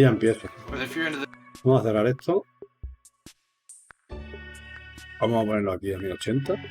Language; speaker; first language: Spanish; native; Spanish